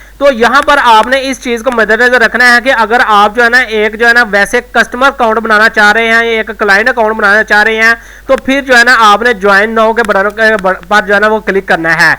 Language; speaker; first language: Urdu; non-native, local second language; Punjabi